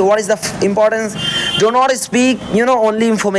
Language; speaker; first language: English; non-native, learner; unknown